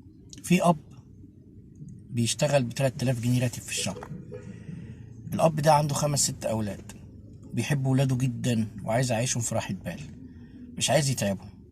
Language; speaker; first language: Arabic; native; Arabic